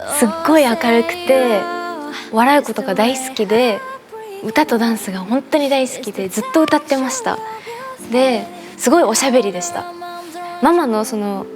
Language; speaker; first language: Japanese; native; Japanese